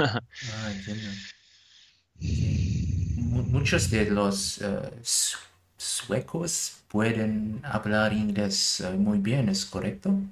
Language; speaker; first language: Spanish; non-native, learner; German